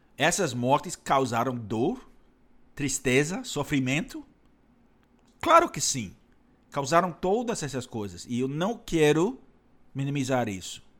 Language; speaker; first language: Portuguese; non-native, fluent; English